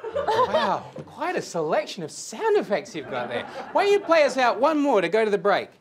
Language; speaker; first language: English; native; English